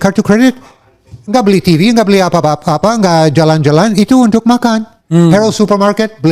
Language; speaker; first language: Indonesian; non-native, learner; English